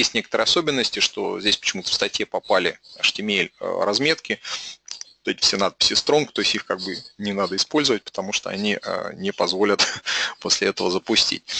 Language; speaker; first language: Russian; native; Russian